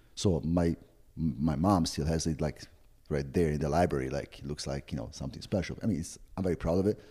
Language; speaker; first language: English; non-native, fluent; Italian